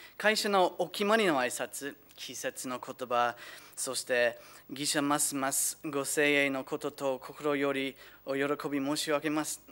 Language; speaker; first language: Japanese; non-native, fluent; English